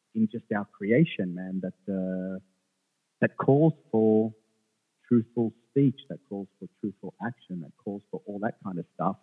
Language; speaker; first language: English; early bilingual, other home language; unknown